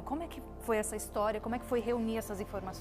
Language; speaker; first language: Portuguese; native; Portuguese